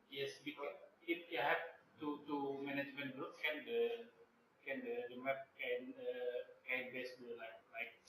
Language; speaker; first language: English; non-native, learner; Indonesian